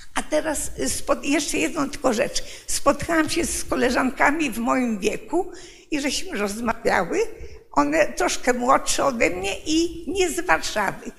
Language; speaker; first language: Polish; native; Polish